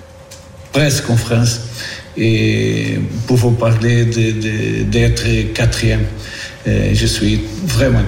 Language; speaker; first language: French; non-native, fluent; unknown